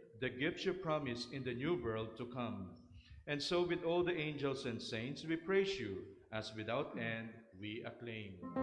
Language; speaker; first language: English; non-native, local second language; Filipino